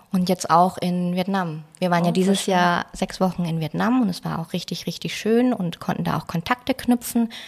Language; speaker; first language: German; native; German